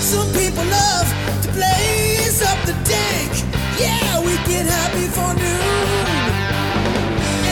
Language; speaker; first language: English; non-native, fluent; French